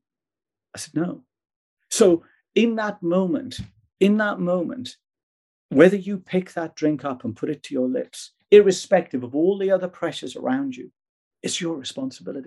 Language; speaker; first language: English; native; English